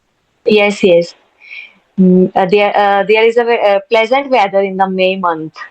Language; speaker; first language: English; non-native, learner; Hindi